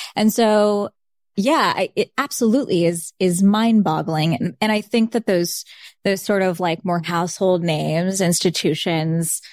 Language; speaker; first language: English; early bilingual, other home language; Bangla